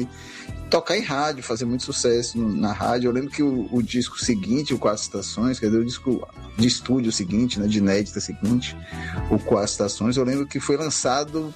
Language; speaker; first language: Portuguese; native; Portuguese